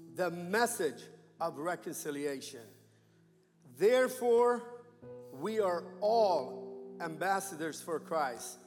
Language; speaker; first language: English; non-native, fluent; Persian